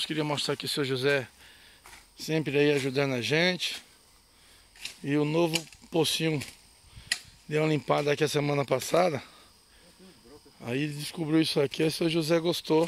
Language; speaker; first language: Portuguese; native; Portuguese